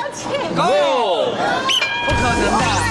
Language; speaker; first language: Chinese; native; Chinese